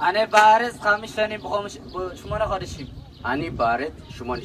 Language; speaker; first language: Hebrew; non-native, learner; Tigrinya